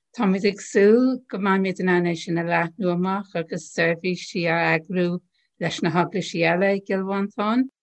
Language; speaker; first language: Irish; non-native, local second language; English